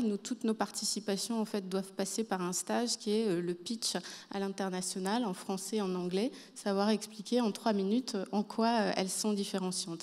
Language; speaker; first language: French; native; French